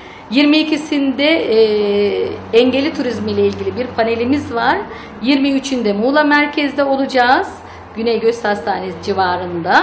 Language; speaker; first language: Turkish; native; Turkish